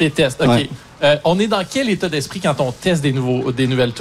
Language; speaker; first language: French; native; French